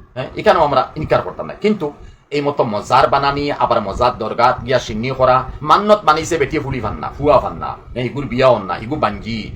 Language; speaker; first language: Bangla; non-native, local second language; Sylheti